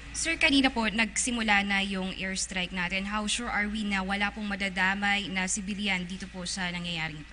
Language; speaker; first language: Filipino; native; Filipino